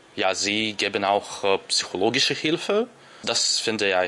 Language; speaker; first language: German; non-native, learner; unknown